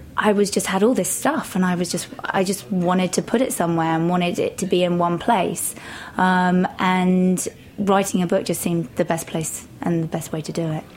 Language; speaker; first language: English; native; English